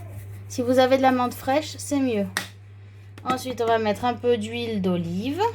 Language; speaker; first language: French; native; French